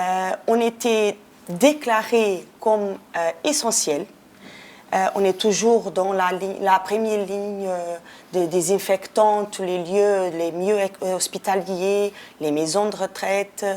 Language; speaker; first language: French; non-native, fluent; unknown